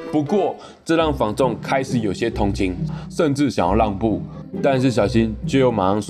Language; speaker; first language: Chinese; native; Chinese